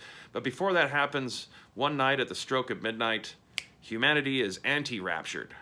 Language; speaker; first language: English; native; English